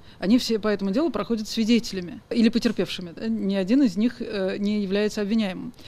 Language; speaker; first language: Russian; native; Russian